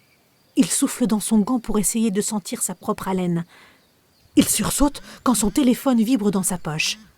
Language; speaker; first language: French; native; French